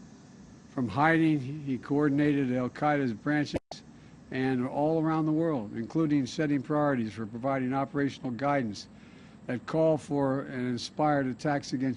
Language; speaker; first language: English; native; English